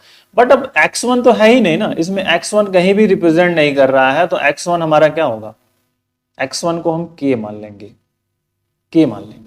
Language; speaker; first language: Hindi; native; Hindi